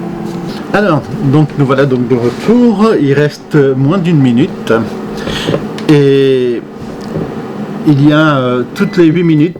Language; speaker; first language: French; native; French